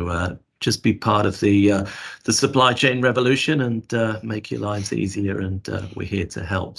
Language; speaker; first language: English; native; English